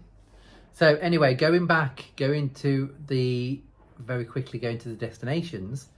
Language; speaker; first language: English; native; English